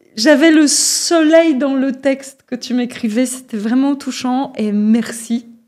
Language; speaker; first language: French; non-native, fluent; Polish